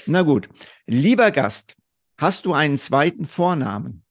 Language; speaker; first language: German; native; German